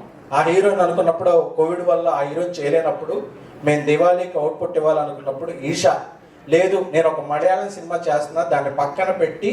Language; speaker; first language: Telugu; native; Telugu